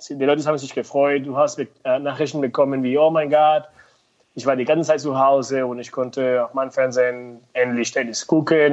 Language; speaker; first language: German; non-native, fluent; Spanish